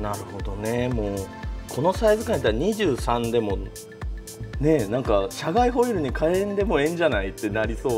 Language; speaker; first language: Japanese; native; Japanese